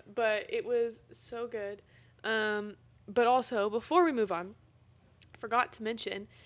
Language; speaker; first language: English; native; English